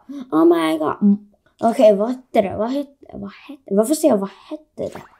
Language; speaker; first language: Swedish; early bilingual, other home language; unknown